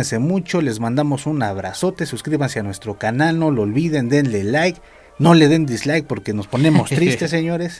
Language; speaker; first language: Spanish; native; Spanish